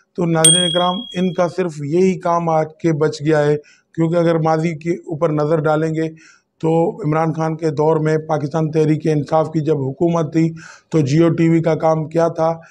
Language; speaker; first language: Urdu; non-native, local second language; Sindhi